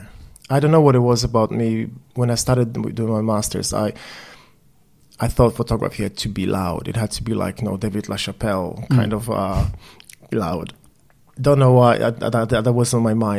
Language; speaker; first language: English; non-native, fluent; Polish